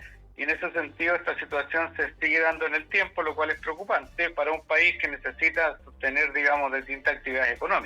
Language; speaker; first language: Spanish; native; Spanish